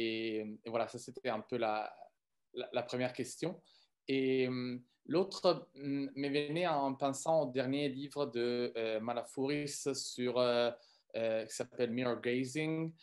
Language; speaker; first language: French; non-native, fluent; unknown